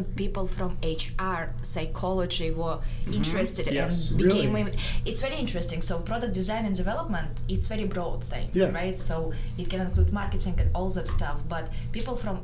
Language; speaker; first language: English; non-native, fluent; Kazakh